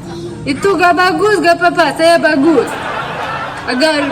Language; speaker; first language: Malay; non-native, learner; Russian